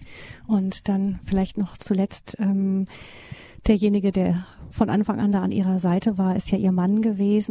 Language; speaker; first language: German; native; German